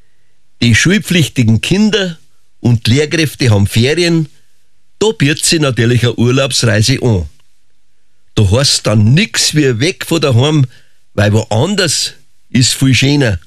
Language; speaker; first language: German; native; German